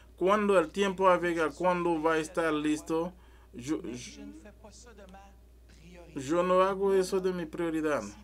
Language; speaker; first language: Spanish; non-native, learner; French